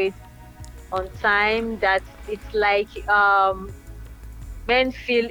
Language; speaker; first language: English; non-native, local second language; Yoruba